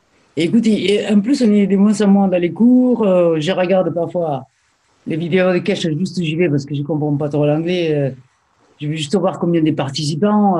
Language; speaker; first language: French; native; French